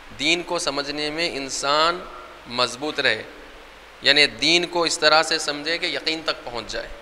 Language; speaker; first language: Urdu; native; Urdu